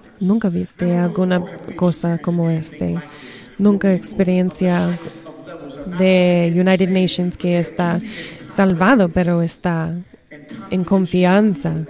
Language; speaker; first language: Spanish; non-native, learner; English